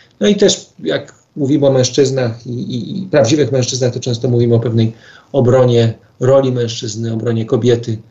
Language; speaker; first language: Polish; native; Polish